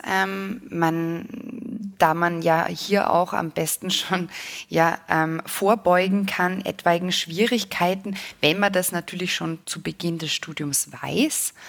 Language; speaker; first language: German; native; German